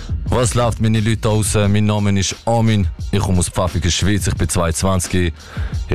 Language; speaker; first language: German; native; German